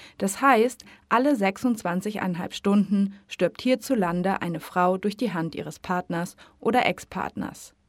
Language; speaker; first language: German; native; German